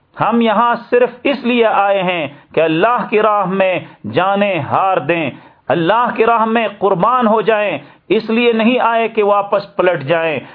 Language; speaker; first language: Urdu; native; Urdu